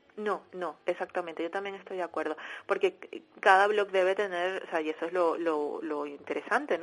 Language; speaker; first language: Spanish; native; Spanish